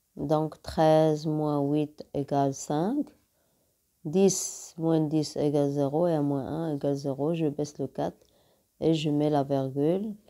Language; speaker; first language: French; non-native, local second language; Arabic